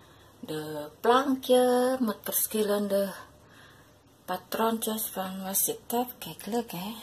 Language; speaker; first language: Dutch; non-native, learner; Indonesian